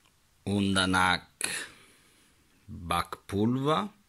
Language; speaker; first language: German; non-native, learner; Italian